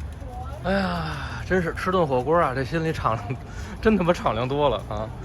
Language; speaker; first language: Chinese; native; Chinese